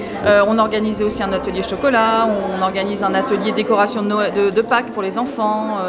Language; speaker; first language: French; native; French